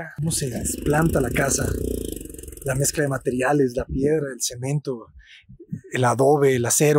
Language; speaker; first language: Spanish; native; Spanish